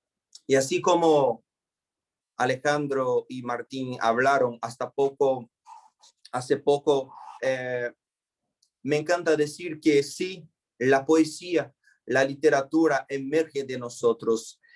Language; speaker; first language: Spanish; non-native, fluent; Portuguese